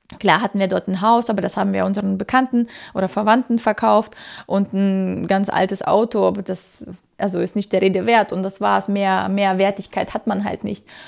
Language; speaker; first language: German; early bilingual, other home language; Russian